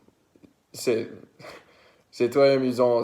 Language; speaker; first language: French; non-native, learner; English